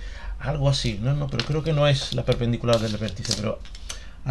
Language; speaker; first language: Spanish; native; Spanish